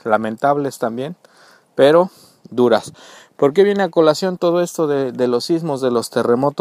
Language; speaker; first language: Spanish; native; Spanish